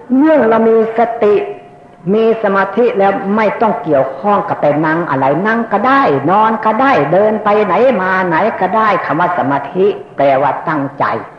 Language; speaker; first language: Thai; native; Thai